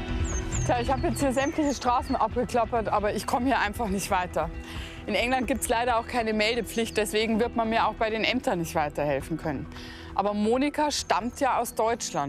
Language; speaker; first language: German; native; German